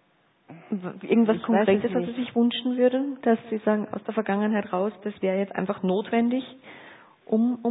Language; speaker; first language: German; native; German